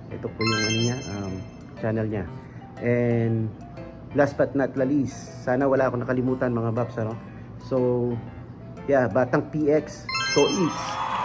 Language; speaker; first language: Filipino; non-native, local second language; Pampanga